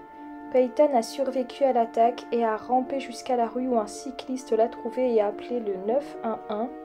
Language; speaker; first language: French; native; French